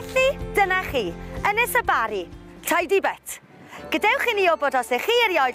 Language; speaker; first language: Welsh; native; Welsh